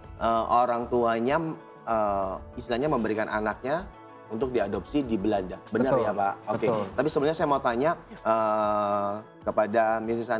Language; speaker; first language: Indonesian; native; Indonesian